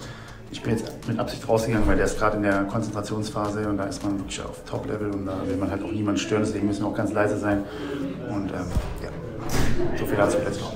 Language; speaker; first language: German; native; German